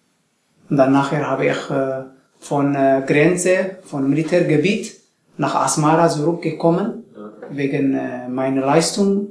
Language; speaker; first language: German; non-native, learner; Tigrinya